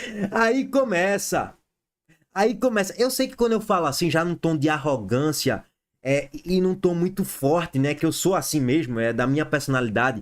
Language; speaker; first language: Portuguese; native; Portuguese